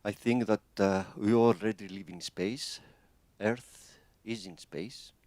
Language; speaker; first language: English; non-native, fluent; Greek